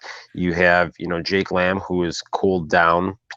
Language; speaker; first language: English; native; English